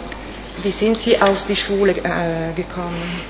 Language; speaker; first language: German; non-native, fluent; Italian